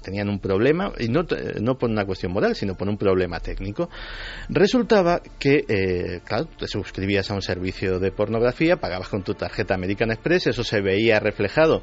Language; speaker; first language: Spanish; native; Spanish